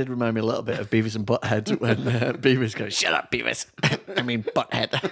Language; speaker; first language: English; native; English